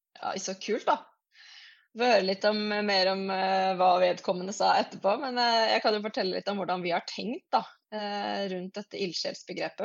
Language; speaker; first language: Norwegian; native; Norwegian